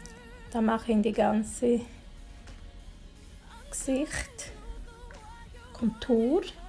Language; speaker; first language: German; non-native, learner; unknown